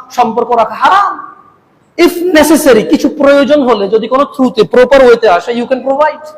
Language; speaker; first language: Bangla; early bilingual, heritage; Bangla